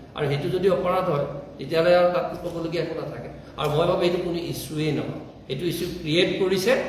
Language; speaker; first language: Assamese; non-native, local second language; Mising